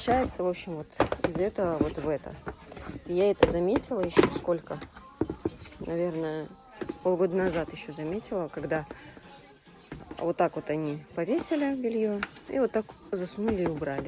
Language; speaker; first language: Russian; native; Russian